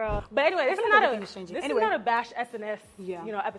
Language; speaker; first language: English; native; English